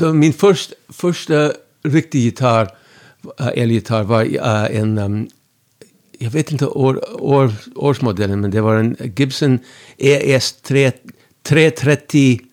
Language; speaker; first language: Swedish; non-native, fluent; English